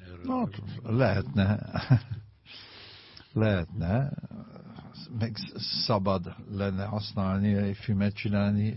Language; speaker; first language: Hungarian; non-native, learner; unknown